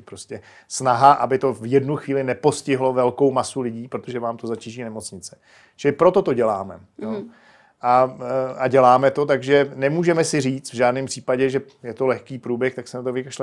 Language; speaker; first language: Czech; native; Czech